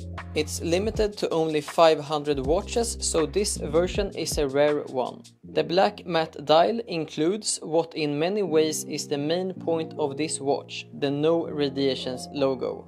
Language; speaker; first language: English; non-native, fluent; Swedish